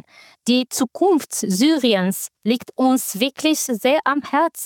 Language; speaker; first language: German; non-native, fluent; Arabic